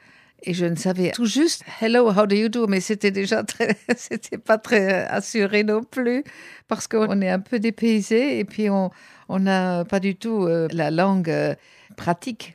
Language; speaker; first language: French; native; French